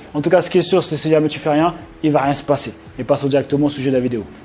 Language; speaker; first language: French; native; French